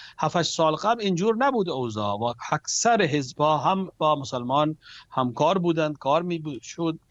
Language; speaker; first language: Persian; non-native, fluent; Urdu